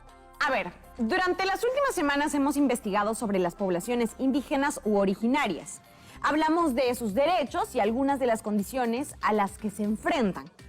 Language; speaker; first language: Spanish; native; Spanish